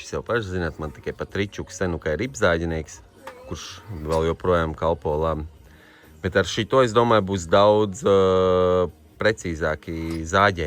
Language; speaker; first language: Latvian; native; Latvian